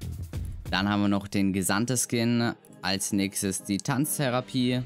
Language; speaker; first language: German; native; German